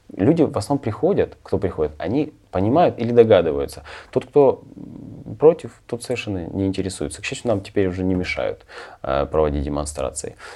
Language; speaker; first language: Russian; native; Russian